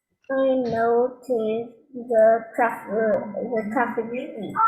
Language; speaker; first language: English; non-native, learner; Vietnamese